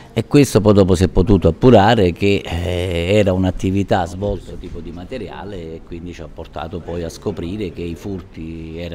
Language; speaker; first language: Italian; native; Italian